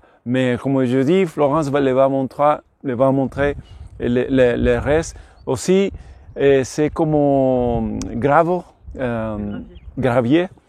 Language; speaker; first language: French; non-native, learner; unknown